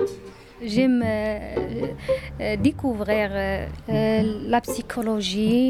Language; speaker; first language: French; non-native, learner; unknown